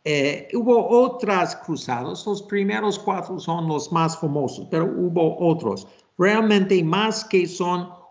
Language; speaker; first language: Spanish; non-native, fluent; English